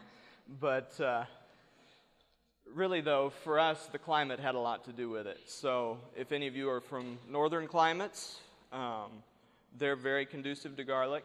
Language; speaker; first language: English; native; English